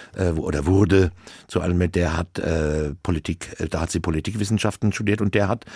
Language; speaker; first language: German; native; German